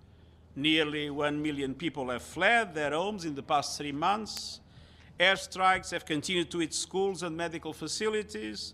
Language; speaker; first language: English; non-native, fluent; Portuguese